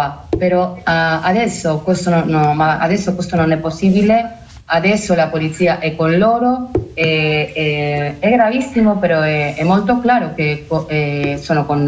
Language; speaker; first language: Italian; non-native, learner; Spanish